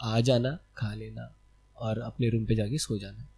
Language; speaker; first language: Hindi; non-native, local second language; Marathi